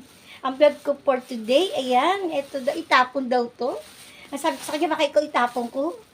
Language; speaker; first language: Filipino; native; Filipino